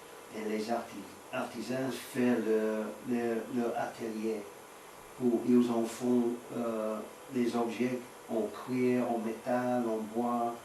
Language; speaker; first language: French; non-native, learner; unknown